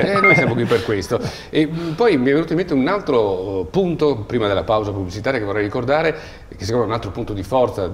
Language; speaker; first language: Italian; native; Italian